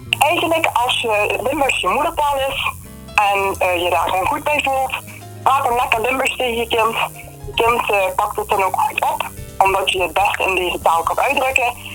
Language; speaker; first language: Dutch; native; Dutch